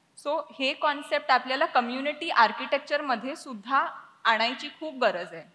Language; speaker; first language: Marathi; non-native, local second language; Punjabi